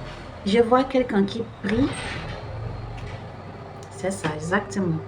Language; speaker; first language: French; non-native, fluent; Portuguese